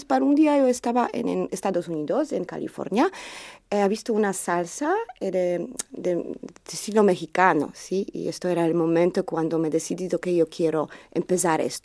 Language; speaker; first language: Spanish; non-native, learner; Polish